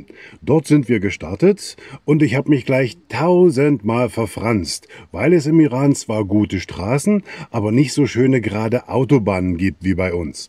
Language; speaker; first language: German; native; German